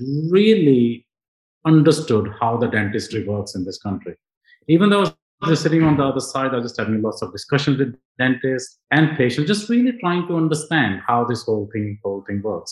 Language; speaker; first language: English; non-native, local second language; Punjabi